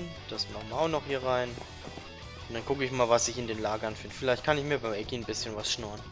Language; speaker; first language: German; native; German